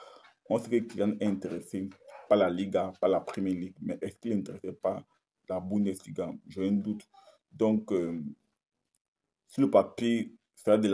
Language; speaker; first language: French; native; French